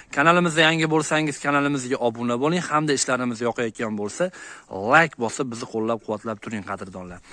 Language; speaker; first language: Uzbek; native; Uzbek